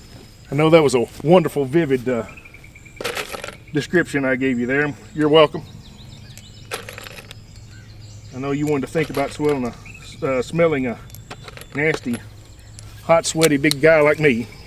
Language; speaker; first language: English; native; English